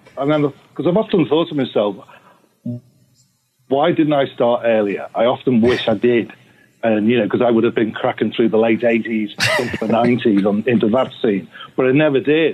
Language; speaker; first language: English; native; English